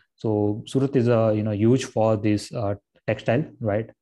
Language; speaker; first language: English; non-native, local second language; Gujarati